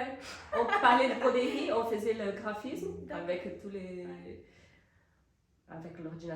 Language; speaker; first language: French; non-native, fluent; Portuguese